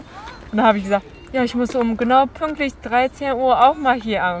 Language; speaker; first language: German; non-native, fluent; Chinese